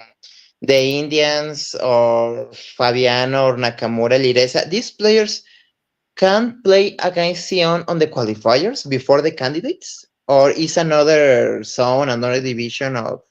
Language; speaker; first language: English; non-native, learner; Spanish